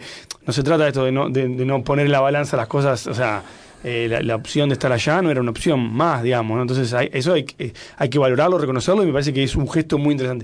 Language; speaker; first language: Spanish; native; Spanish